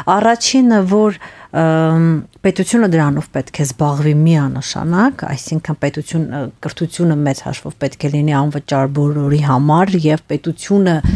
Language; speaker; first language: Armenian; native; Armenian